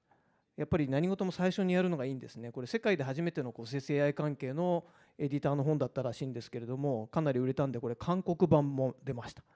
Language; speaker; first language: Japanese; native; Japanese